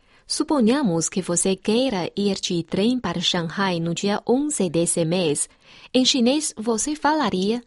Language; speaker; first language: Portuguese; non-native, fluent; Chinese